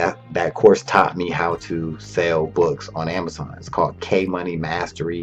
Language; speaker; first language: English; native; English